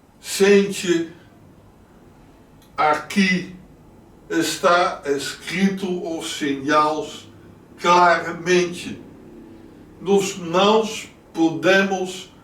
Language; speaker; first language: Portuguese; non-native, learner; Dutch